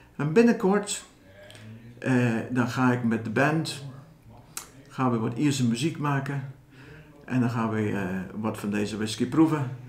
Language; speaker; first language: Dutch; non-native, fluent; English